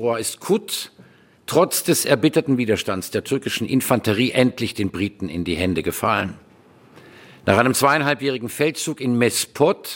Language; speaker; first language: German; native; German